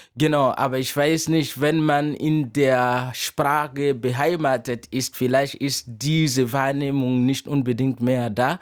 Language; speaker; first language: German; non-native, fluent; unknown